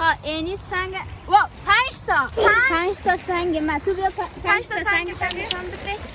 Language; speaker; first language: Persian; native; Persian